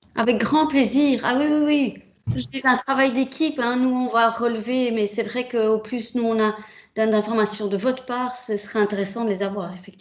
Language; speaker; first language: French; native; French